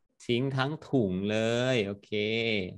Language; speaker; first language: Thai; native; Thai